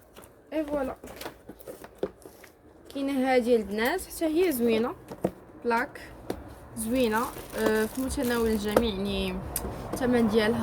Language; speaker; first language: Arabic; native; Arabic